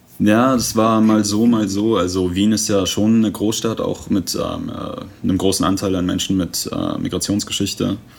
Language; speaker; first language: German; native; German